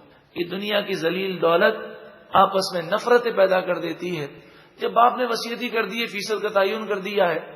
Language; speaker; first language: Urdu; native; Urdu